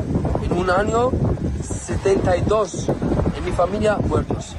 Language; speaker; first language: Spanish; non-native, learner; Arabic